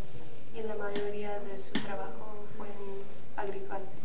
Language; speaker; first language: Spanish; early bilingual, heritage; Spanish